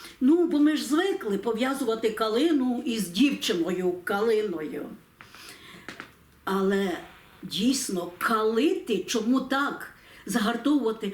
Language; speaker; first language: Ukrainian; native; Ukrainian